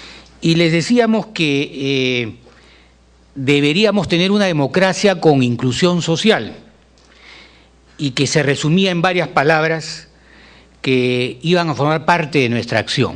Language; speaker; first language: Spanish; native; Spanish